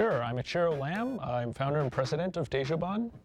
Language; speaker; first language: English; native; English